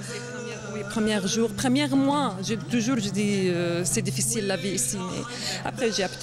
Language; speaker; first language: French; non-native, learner; Arabic